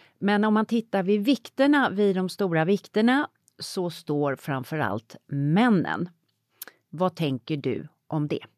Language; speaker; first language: Swedish; native; Swedish